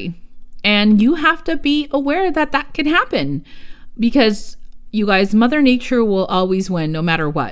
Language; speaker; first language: English; early bilingual, other home language; Spanish